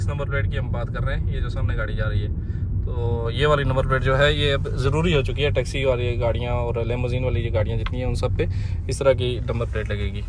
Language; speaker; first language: Hindi; native; Hindi